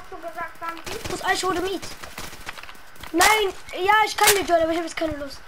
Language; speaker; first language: German; native; German